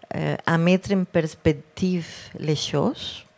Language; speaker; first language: French; non-native, fluent; Spanish